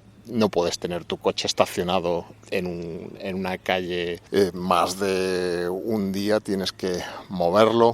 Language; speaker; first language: Spanish; native; Spanish